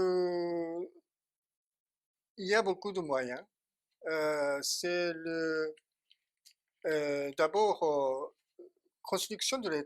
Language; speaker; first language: French; non-native, fluent; Japanese